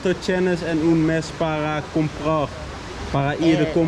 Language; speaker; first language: Spanish; non-native, learner; Dutch